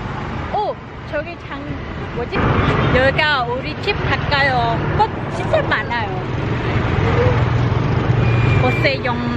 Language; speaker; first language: Korean; non-native, learner; Vietnamese